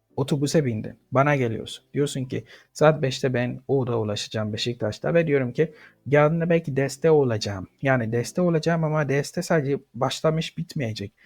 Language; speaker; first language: Turkish; non-native, fluent; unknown